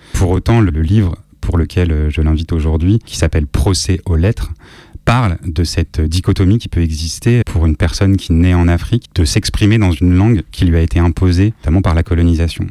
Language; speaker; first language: French; native; French